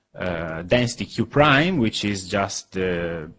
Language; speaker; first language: English; non-native, fluent; Italian